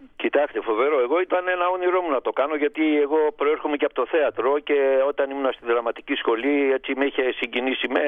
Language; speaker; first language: Greek; native; Greek